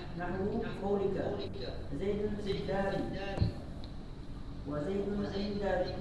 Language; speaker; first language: Arabic; non-native, learner; Indonesian